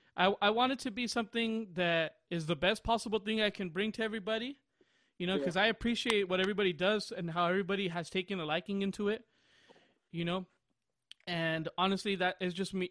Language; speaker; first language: English; early bilingual, other home language; Spanish